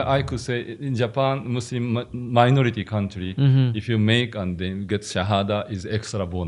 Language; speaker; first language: English; non-native, learner; Japanese